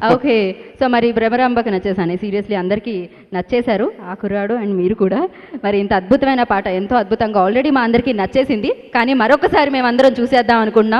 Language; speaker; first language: Telugu; native; Telugu